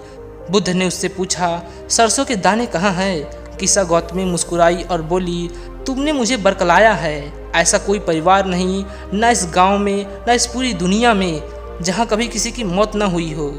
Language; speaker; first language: Hindi; native; Hindi